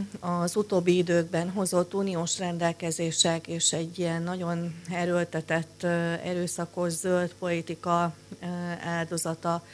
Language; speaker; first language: Hungarian; native; Hungarian